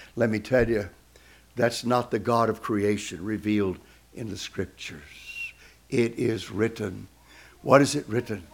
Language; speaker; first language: English; native; English